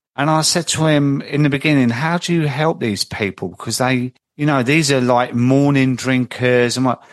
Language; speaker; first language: English; native; English